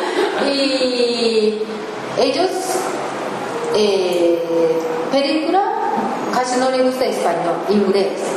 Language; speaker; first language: Spanish; non-native, learner; Japanese